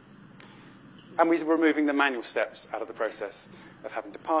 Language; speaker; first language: English; native; English